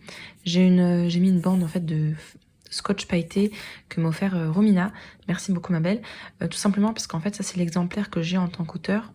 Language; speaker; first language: French; native; French